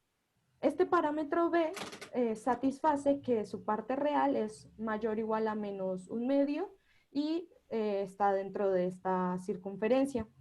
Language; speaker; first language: Spanish; native; Spanish